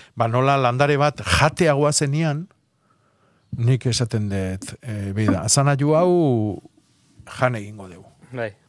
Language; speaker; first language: Basque; native; Basque